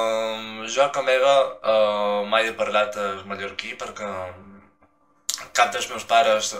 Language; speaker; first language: Catalan; non-native, local second language; Spanish